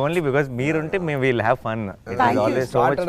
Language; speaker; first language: Telugu; native; Telugu